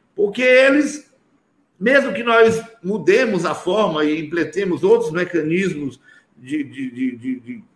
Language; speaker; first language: Portuguese; native; Portuguese